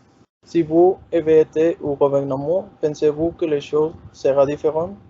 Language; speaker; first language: French; non-native, learner; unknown